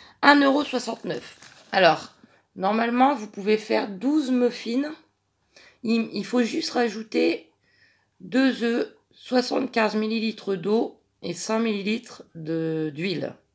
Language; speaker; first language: French; native; French